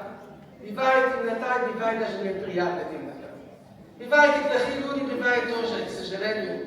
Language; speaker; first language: Russian; non-native, fluent; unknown